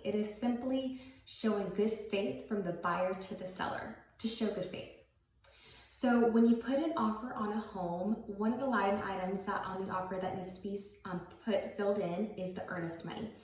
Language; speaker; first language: English; native; English